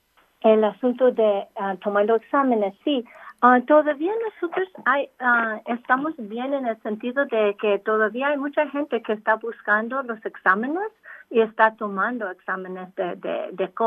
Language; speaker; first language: Spanish; non-native, local second language; English